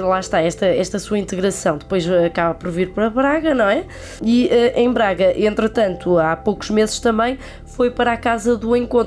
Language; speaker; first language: Portuguese; native; Portuguese